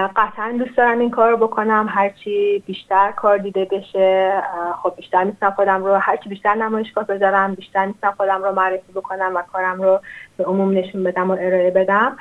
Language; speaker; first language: Persian; non-native, local second language; Azerbaijani